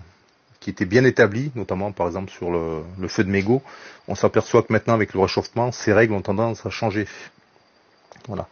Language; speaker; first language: French; native; French